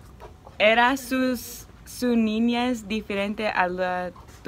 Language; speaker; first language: Spanish; non-native, learner; English